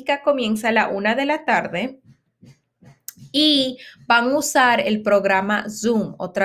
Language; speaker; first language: Spanish; early bilingual, heritage; Spanish